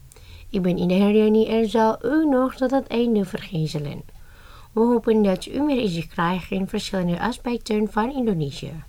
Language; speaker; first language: Dutch; non-native, fluent; Indonesian